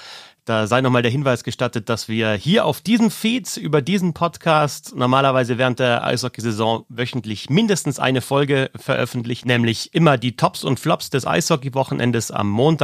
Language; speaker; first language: German; native; German